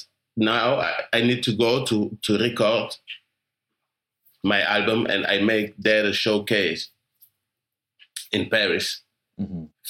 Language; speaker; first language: English; non-native, learner; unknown